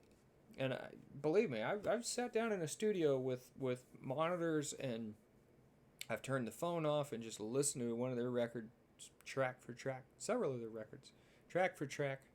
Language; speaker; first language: English; native; English